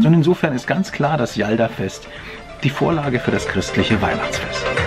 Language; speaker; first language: German; native; German